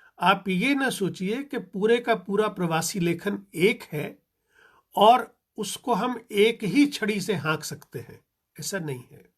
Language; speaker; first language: Hindi; non-native, local second language; Punjabi